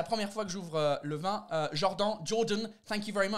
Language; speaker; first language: French; non-native, fluent; English